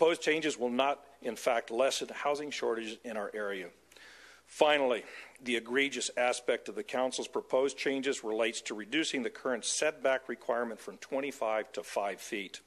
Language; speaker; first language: English; native; English